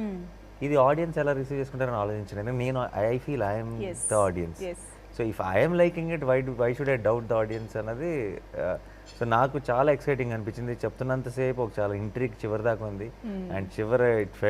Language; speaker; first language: Telugu; native; Telugu